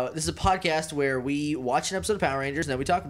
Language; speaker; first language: English; native; English